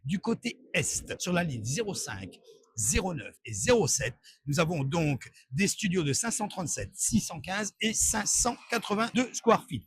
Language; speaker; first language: French; native; French